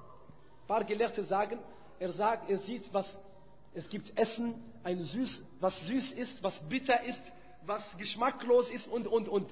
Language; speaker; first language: German; non-native, fluent; Arabic